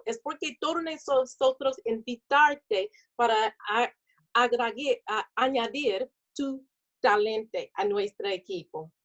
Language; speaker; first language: Spanish; non-native, learner; English